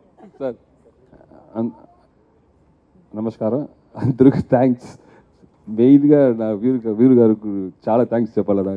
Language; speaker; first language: Telugu; non-native, learner; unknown